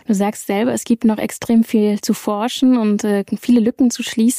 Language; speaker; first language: German; native; German